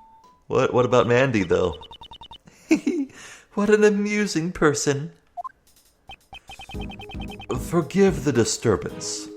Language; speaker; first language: English; native; English